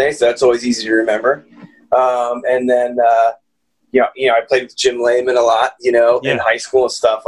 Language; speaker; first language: English; native; English